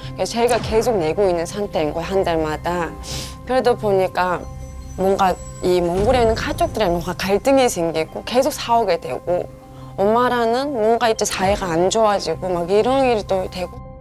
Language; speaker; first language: Korean; non-native, fluent; Mongolian